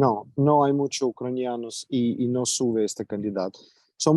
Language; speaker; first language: Spanish; non-native, fluent; Ukrainian